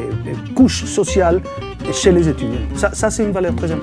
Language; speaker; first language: French; non-native, fluent; Spanish